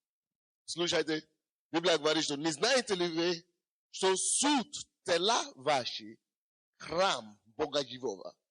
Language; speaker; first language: Russian; non-native, fluent; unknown